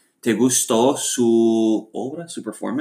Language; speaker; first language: Spanish; non-native, learner; English